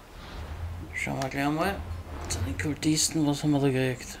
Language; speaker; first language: German; native; German